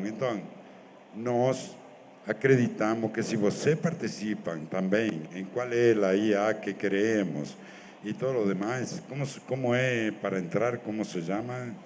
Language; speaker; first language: Portuguese; non-native, fluent; Spanish